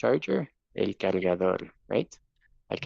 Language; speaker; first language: English; non-native, fluent; Spanish